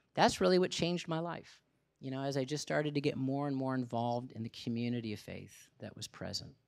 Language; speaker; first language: English; native; English